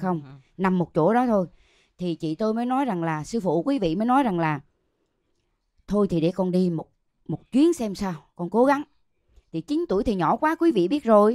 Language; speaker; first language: Vietnamese; native; Vietnamese